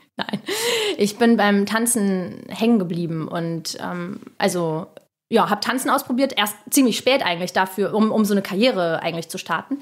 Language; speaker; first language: German; early bilingual, other home language; Russian